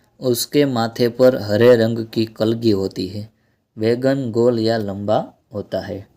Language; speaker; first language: Hindi; non-native, local second language; Gujarati